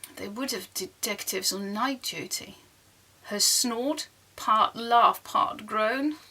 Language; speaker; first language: English; non-native, fluent; Dutch